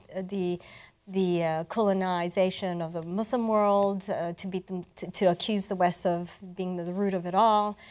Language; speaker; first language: English; non-native, local second language; Malay